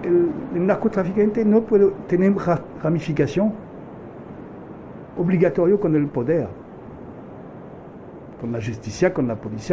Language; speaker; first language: Spanish; non-native, fluent; French